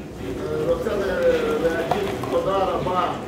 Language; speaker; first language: Hebrew; non-native, fluent; Russian